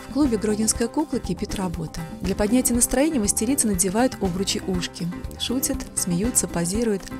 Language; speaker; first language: Russian; native; Russian